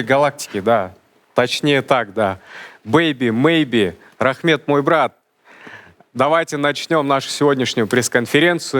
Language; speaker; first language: Russian; non-native, local second language; Kazakh